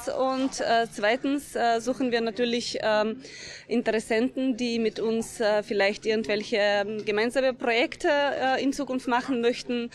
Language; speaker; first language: German; non-native, fluent; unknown